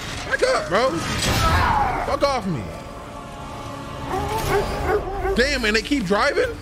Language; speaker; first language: English; native; English